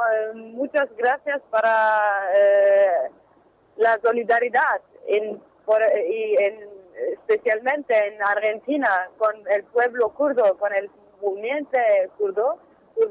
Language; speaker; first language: Spanish; non-native, learner; Kurdish